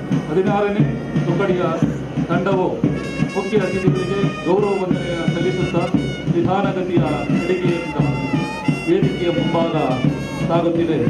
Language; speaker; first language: Kannada; native; Kannada